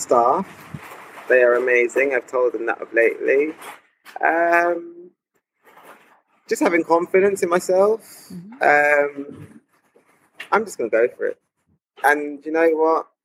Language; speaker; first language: English; native; English